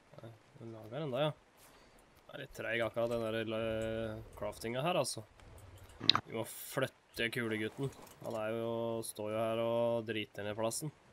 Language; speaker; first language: Norwegian; native; Norwegian